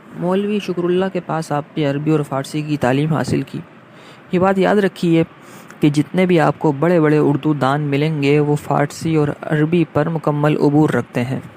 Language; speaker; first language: Urdu; native; Urdu